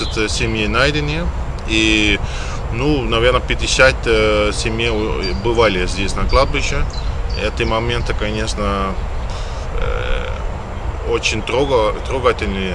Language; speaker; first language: Russian; non-native, fluent; Dutch